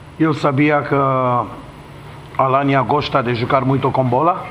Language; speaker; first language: Portuguese; non-native, learner; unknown